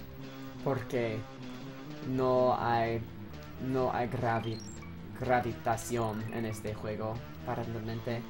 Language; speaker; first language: Spanish; non-native, learner; English